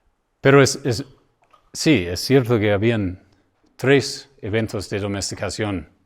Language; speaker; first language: Spanish; non-native, fluent; English